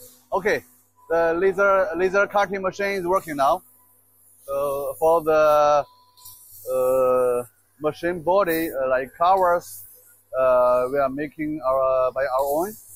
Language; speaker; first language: English; non-native, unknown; Chinese